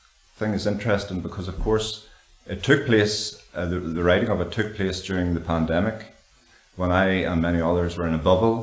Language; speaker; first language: English; native; English